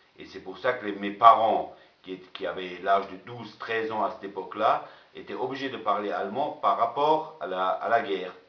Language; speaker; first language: French; non-native, local second language; German